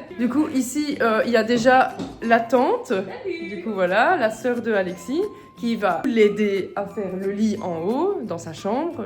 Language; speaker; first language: French; native; French